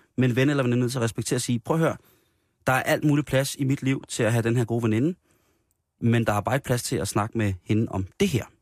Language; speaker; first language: Danish; native; Danish